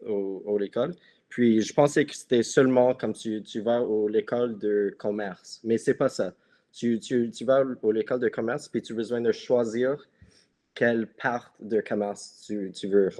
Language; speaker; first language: French; non-native, local second language; English